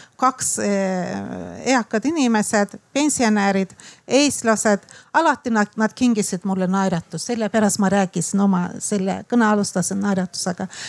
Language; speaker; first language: Estonian; non-native, fluent; Azerbaijani